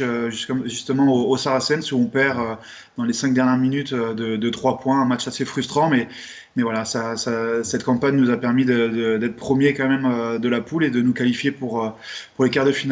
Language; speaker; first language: French; native; French